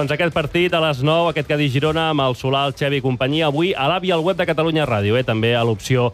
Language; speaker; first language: Catalan; native; Catalan